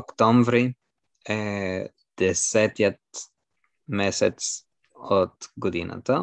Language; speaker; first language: Bulgarian; non-native, learner; French